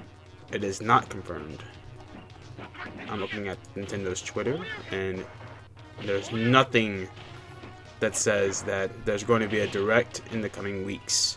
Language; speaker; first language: English; native; English